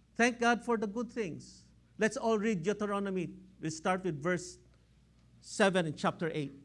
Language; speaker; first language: English; non-native, local second language; Filipino